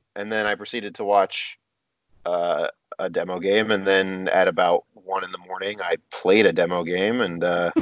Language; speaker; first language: English; native; English